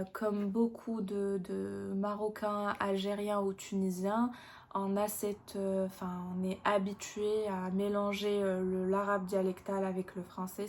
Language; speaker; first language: French; non-native, local second language; Arabic